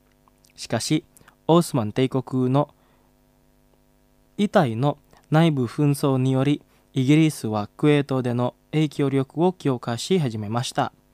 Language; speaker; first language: Japanese; non-native, fluent; Indonesian